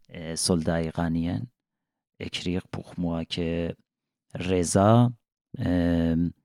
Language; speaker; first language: French; non-native, learner; Persian